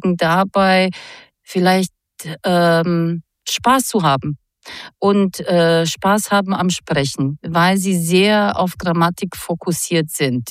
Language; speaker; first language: German; non-native, fluent; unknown